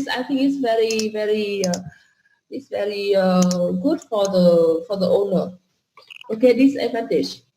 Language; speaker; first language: English; non-native, fluent; Vietnamese